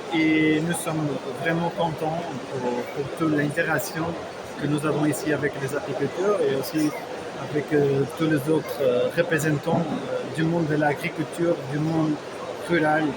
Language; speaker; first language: French; non-native, fluent; Portuguese